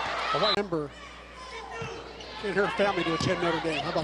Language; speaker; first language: English; native; English